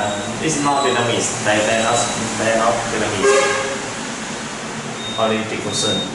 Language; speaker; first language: English; non-native, learner; Vietnamese